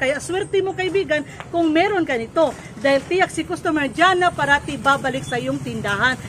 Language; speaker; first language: Filipino; non-native, local second language; Cebuano